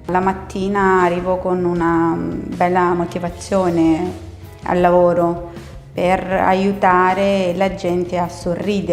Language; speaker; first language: Italian; non-native, fluent; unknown